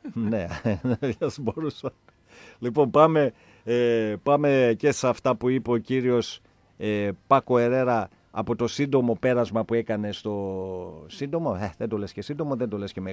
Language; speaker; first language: Greek; native; Greek